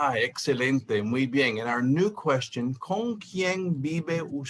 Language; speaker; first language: Spanish; non-native, fluent; English